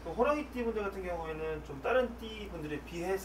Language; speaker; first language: Korean; native; Korean